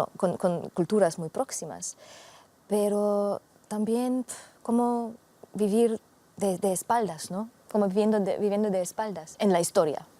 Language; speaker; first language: Spanish; non-native, fluent; Slovenian